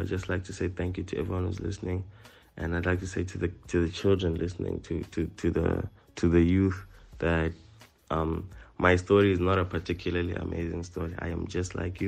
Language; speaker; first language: English; non-native, local second language; Tsonga